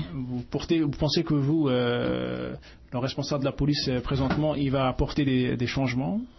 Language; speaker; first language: French; native; French